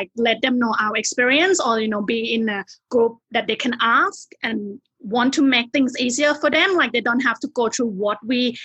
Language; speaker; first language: English; non-native, fluent; Thai